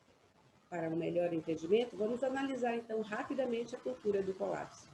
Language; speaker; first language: Portuguese; native; Portuguese